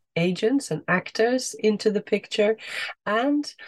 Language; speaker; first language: English; non-native, fluent; Dutch